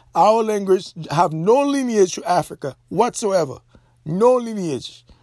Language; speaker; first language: English; non-native, fluent; Haitian Creole